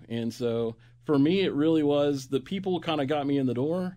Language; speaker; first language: English; native; English